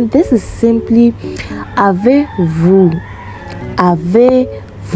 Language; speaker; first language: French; non-native, learner; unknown